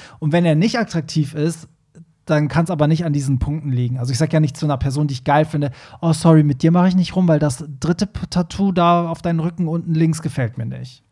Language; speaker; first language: German; early bilingual, other home language; Persian